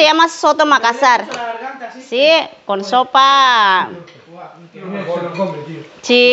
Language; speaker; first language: Spanish; non-native, learner; Indonesian